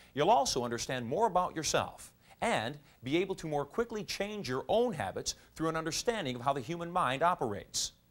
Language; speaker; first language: English; native; English